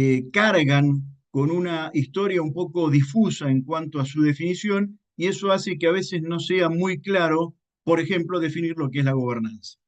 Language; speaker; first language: Spanish; native; Spanish